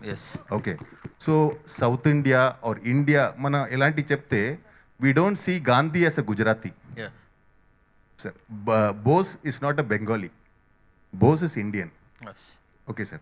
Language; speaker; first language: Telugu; non-native, learner; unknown